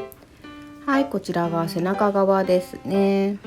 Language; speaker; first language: Japanese; native; Japanese